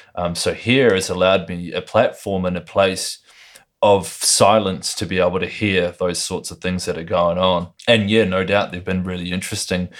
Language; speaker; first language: English; native; English